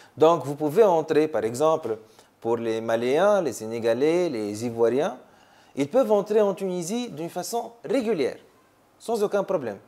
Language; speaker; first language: French; non-native, local second language; Arabic